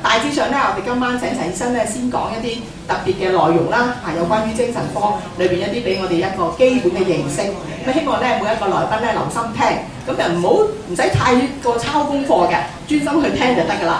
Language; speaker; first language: Cantonese; native; Cantonese